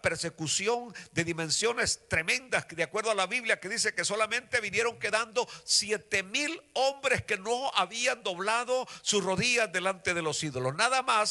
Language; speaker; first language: Spanish; native; Spanish